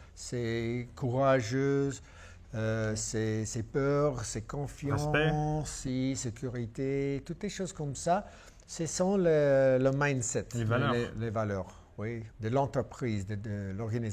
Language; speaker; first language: French; non-native, fluent; English